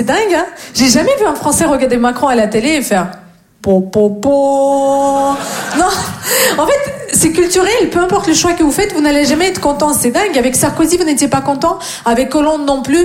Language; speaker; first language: French; non-native, fluent; Russian